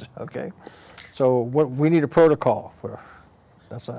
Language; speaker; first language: English; native; English